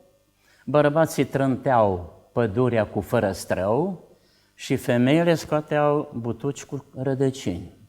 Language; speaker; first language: Romanian; non-native, local second language; Czech